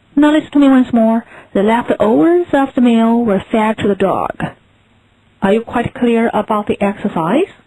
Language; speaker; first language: English; non-native, fluent; Chinese